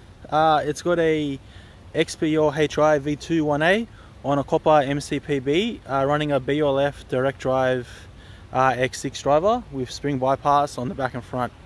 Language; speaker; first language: English; native; English